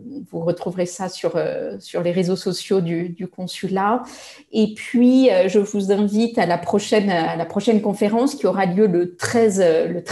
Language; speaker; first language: French; native; French